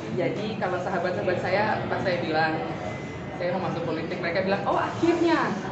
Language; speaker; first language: Indonesian; native; Indonesian